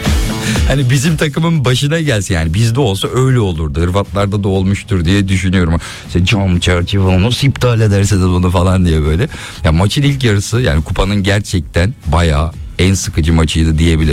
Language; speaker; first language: Turkish; native; Turkish